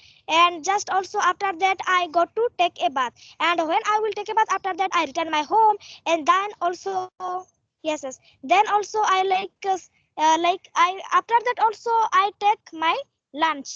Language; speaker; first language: English; non-native, learner; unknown